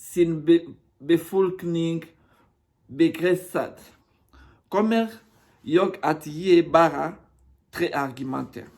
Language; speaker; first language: Swedish; non-native, learner; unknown